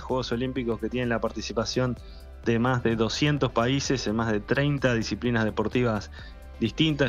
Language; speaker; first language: Spanish; native; Spanish